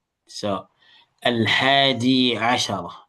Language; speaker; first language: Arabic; non-native, fluent; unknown